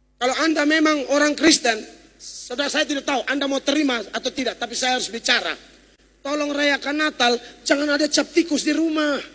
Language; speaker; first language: Indonesian; native; Indonesian